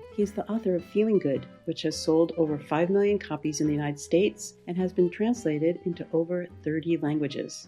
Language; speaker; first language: English; native; English